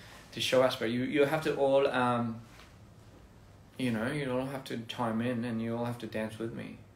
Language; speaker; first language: English; early bilingual, other home language; Korean